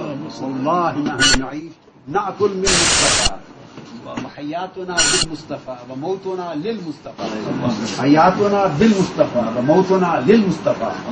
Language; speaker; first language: Arabic; non-native, learner; Urdu